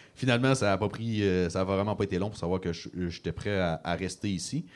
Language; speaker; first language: French; native; French